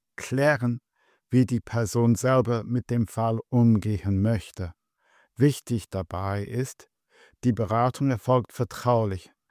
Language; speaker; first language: German; non-native, fluent; English